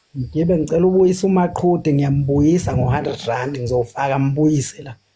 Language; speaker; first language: Zulu; native; Zulu